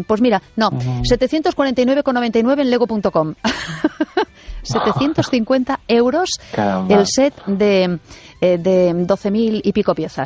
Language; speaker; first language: Spanish; native; Spanish